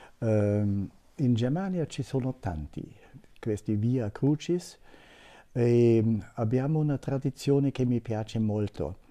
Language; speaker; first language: Italian; non-native, fluent; German